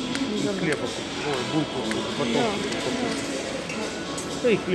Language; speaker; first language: Russian; non-native, local second language; Ukrainian